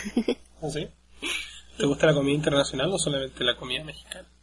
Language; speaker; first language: Spanish; native; Spanish